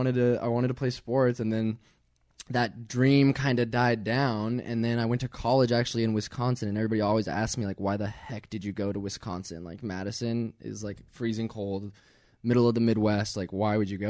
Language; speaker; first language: English; native; English